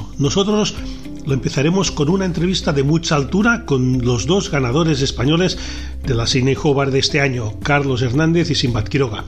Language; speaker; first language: Spanish; native; Spanish